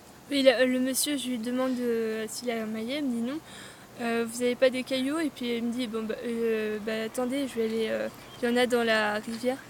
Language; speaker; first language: French; native; French